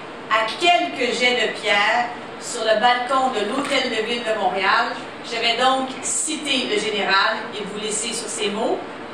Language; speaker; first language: French; native; French